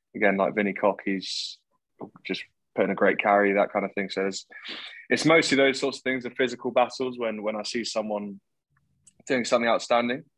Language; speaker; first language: English; native; English